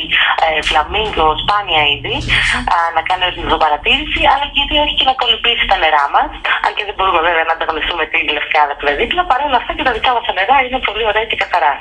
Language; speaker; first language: Greek; native; Greek